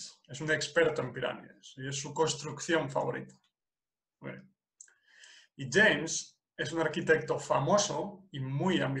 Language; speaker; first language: Spanish; non-native, fluent; English